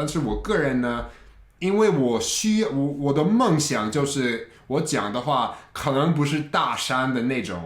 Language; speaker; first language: Chinese; non-native, fluent; English